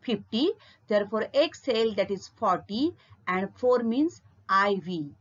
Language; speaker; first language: English; non-native, local second language; Marathi